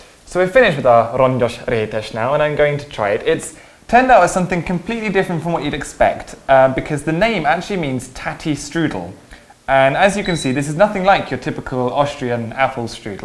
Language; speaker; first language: English; native; English